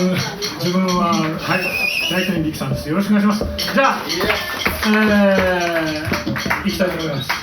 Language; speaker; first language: Japanese; native; Japanese